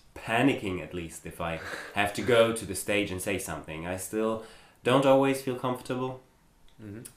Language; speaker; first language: English; non-native, fluent; German